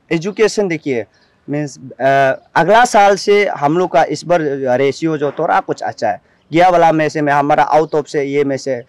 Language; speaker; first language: Hindi; non-native, local second language; Nyishi